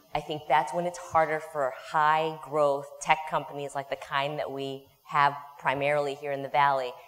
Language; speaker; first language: English; native; English